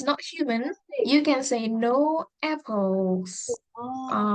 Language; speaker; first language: English; non-native, fluent; Indonesian